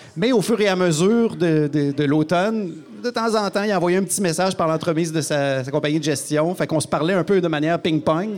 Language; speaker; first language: French; native; French